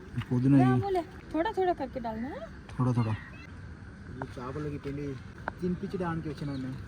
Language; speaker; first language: Telugu; non-native, learner; Hindi